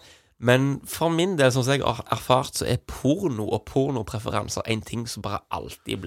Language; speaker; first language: Norwegian; native; Norwegian